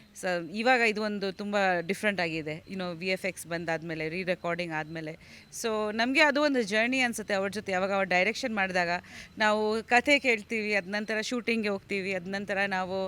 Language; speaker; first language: Kannada; non-native, fluent; Bangla